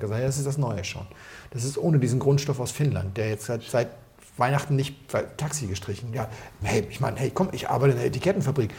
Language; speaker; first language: German; native; German